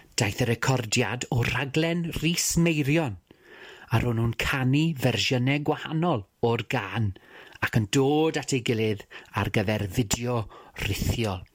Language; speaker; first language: Welsh; non-native, fluent; English